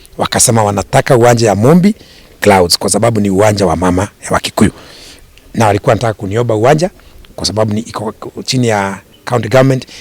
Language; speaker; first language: Swahili; non-native, local second language; Kikuyu